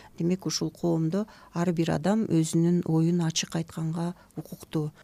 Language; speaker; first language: Kyrgyz; native; Kyrgyz